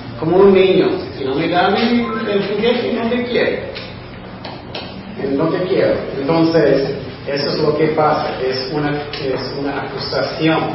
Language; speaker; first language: Spanish; non-native, fluent; English